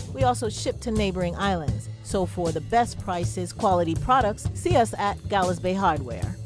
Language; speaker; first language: English; native; English